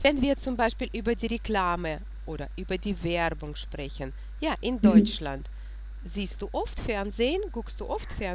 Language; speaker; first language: German; non-native, fluent; Russian